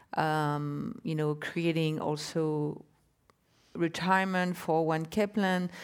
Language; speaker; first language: English; non-native, fluent; French